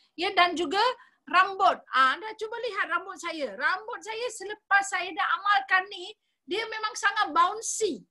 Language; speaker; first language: Malay; non-native, local second language; Tamil